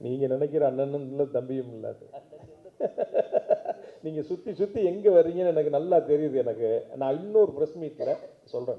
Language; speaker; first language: Tamil; native; Tamil